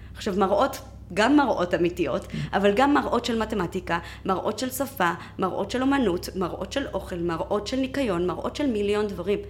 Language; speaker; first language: Hebrew; non-native, fluent; Spanish